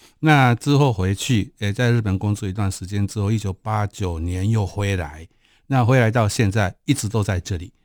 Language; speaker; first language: Chinese; non-native, fluent; Japanese